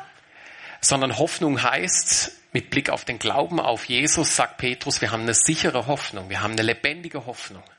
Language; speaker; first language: German; native; German